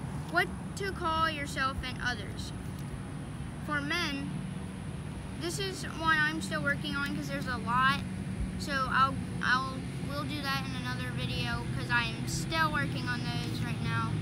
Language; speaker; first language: English; native; English